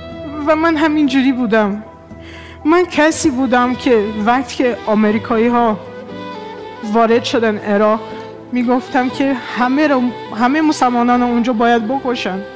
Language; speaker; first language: Persian; non-native, fluent; Portuguese